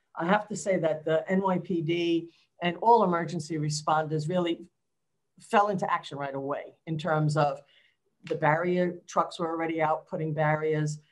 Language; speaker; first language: English; native; English